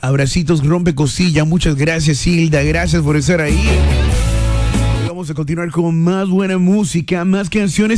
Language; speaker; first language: Spanish; native; Spanish